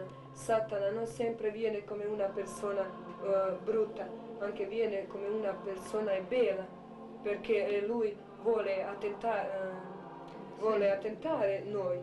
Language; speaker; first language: Italian; non-native, learner; Croatian